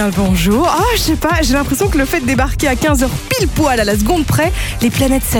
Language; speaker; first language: French; native; French